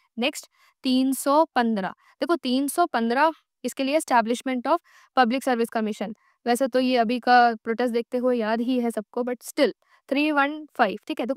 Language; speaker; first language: Hindi; native; Hindi